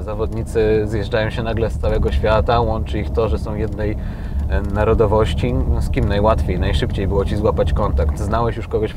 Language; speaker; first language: Polish; native; Polish